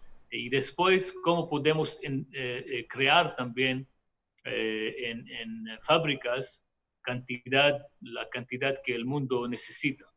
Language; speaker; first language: Spanish; non-native, fluent; Hebrew